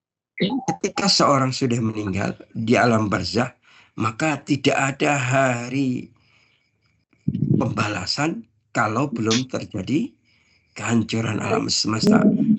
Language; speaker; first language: Indonesian; native; Indonesian